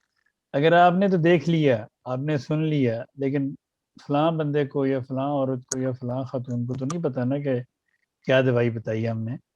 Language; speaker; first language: Urdu; native; Urdu